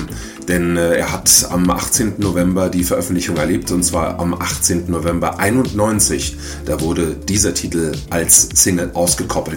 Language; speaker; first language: German; native; German